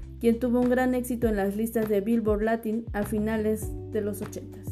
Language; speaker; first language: Spanish; native; Spanish